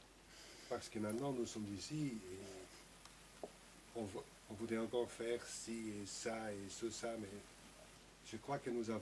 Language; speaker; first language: French; non-native, local second language; Dutch